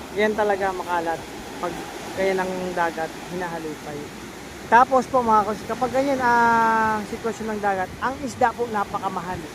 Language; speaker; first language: Filipino; non-native, local second language; Bikol